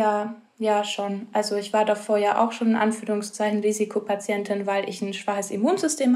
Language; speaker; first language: German; native; German